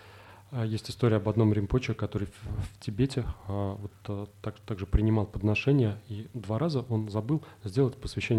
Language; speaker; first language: Russian; native; Russian